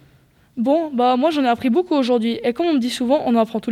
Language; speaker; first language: French; native; French